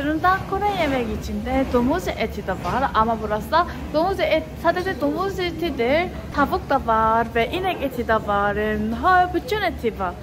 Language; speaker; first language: Turkish; non-native, learner; Korean